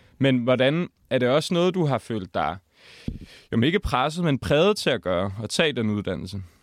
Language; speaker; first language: Danish; native; Danish